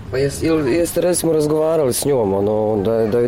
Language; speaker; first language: Serbian; native; Serbian